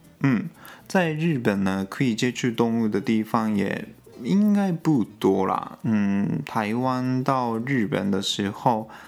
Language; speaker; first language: Chinese; non-native, fluent; Japanese